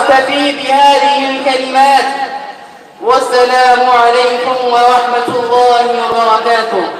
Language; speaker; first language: Arabic; non-native, learner; Urdu